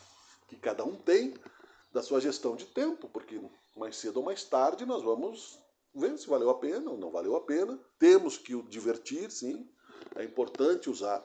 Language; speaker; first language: Portuguese; native; Portuguese